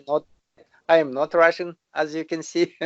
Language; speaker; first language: English; non-native, learner; Russian